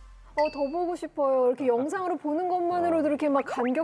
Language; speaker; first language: Korean; native; Korean